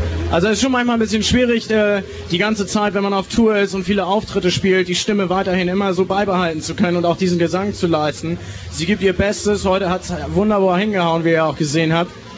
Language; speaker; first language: German; native; German